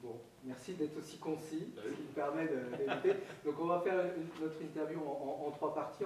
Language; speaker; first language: French; native; French